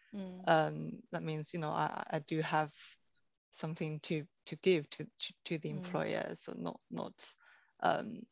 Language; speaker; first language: English; non-native, fluent; Chinese